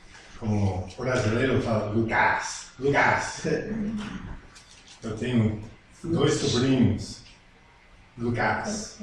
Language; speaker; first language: Portuguese; non-native, fluent; English